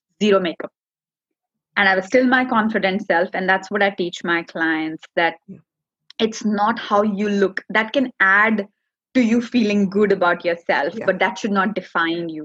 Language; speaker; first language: English; non-native, local second language; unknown